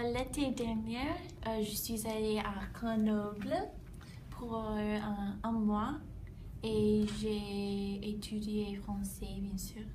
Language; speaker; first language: French; non-native, learner; English